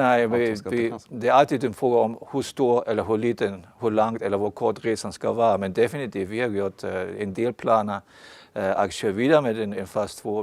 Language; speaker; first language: Swedish; non-native, fluent; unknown